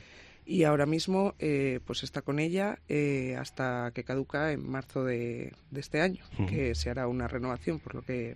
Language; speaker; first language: Spanish; native; Spanish